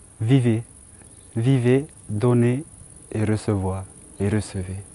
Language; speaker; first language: French; non-native, local second language; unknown